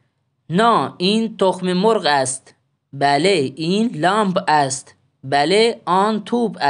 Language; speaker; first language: Persian; non-native, fluent; Urdu